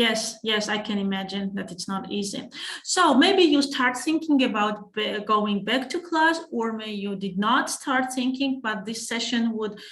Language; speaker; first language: English; non-native, fluent; Georgian